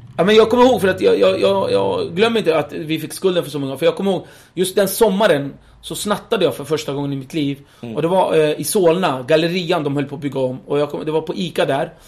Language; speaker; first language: Swedish; early bilingual, other home language; Kurdish